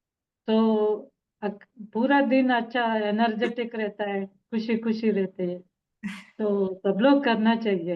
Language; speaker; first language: Hindi; non-native, local second language; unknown